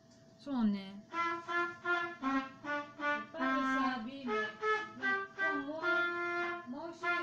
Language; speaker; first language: French; non-native, learner; Japanese